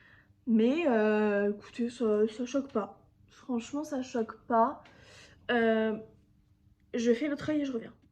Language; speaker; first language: French; native; French